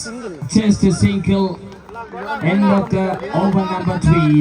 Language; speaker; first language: English; non-native, local second language; Malayalam